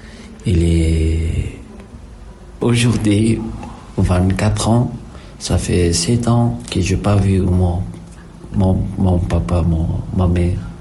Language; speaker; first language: French; non-native, learner; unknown